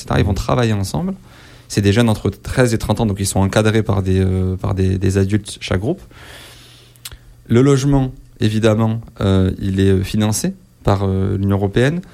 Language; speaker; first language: French; native; French